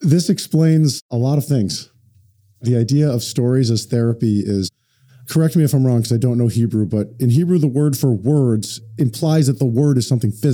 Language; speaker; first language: English; native; English